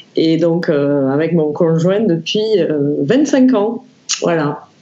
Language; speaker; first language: French; native; French